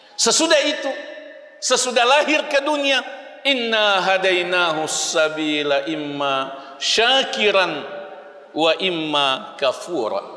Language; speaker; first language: Malay; non-native, local second language; Buginese